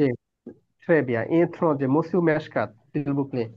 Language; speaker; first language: French; non-native, fluent; Bangla